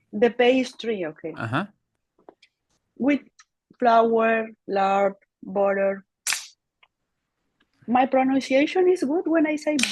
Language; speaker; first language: English; non-native, learner; Spanish